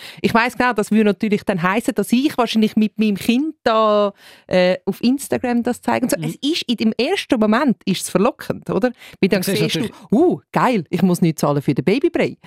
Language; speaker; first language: German; native; German